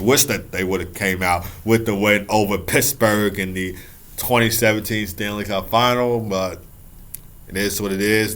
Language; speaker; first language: English; native; English